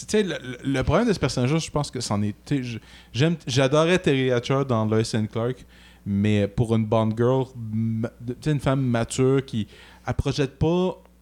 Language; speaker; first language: French; native; French